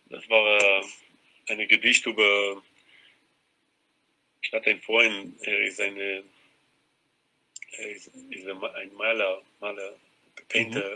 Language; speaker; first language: German; non-native, learner; Hebrew